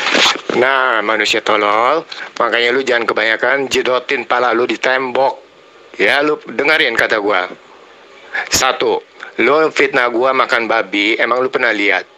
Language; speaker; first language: Indonesian; native; Indonesian